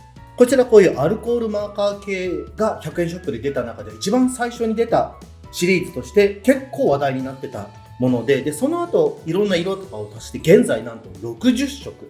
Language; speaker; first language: Japanese; native; Japanese